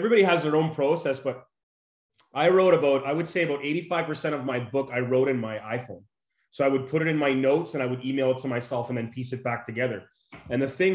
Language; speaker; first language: English; native; English